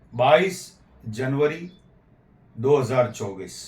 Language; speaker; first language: Hindi; non-native, local second language; Gujarati